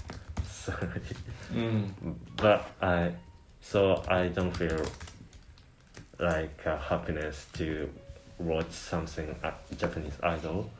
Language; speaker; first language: English; non-native, learner; Japanese